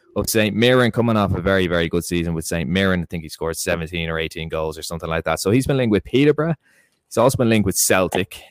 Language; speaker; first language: English; early bilingual, other home language; Portuguese